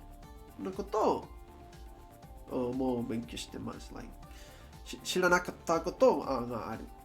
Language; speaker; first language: Japanese; non-native, learner; Spanish